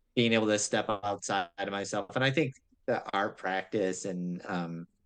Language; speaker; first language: English; native; English